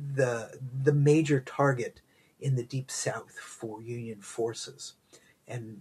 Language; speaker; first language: English; native; English